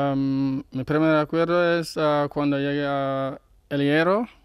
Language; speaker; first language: Spanish; non-native, learner; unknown